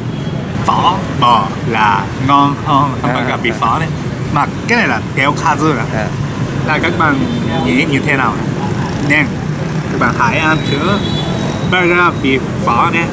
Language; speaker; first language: Vietnamese; non-native, learner; Japanese